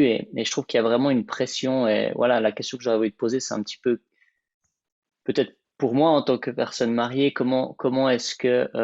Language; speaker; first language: French; native; French